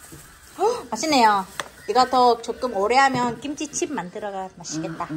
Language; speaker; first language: Korean; non-native, learner; Vietnamese